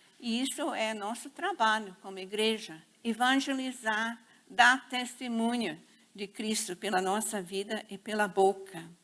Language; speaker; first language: Portuguese; non-native, fluent; English